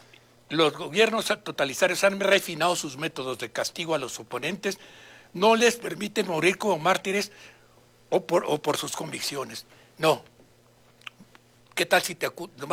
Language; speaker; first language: Spanish; native; Spanish